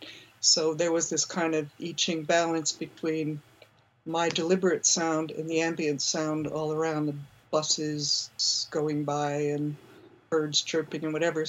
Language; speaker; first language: English; native; English